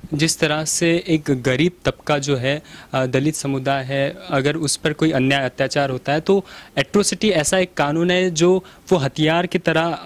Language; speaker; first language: Hindi; non-native, local second language; Marathi